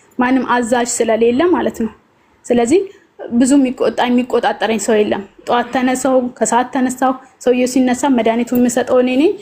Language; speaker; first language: Amharic; native; Amharic